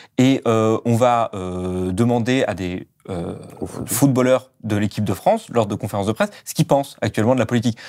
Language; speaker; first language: French; native; French